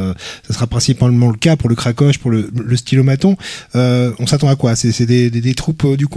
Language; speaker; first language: French; native; French